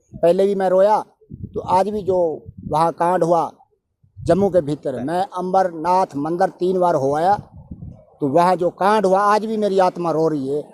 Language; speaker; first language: Urdu; non-native, local second language; Punjabi